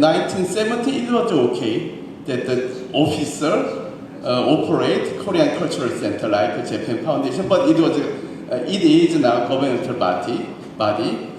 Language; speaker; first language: English; non-native, learner; Korean